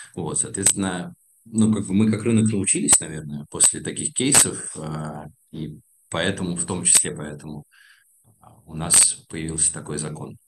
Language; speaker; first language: Russian; native; Russian